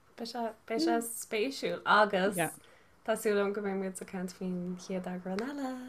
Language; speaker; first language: Irish; native; Irish